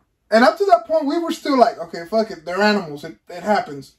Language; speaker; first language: English; early bilingual, other home language; Spanish